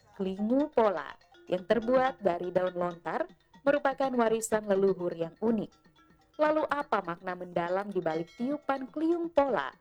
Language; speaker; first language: Indonesian; native; Indonesian